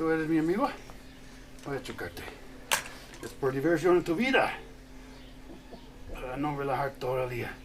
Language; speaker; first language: Spanish; non-native, learner; English